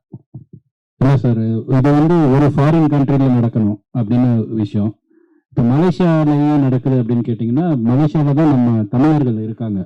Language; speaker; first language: Tamil; native; Tamil